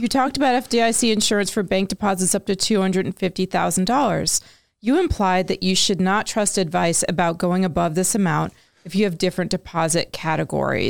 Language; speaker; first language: English; native; English